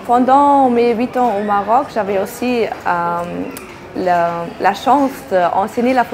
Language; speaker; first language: French; non-native, fluent; German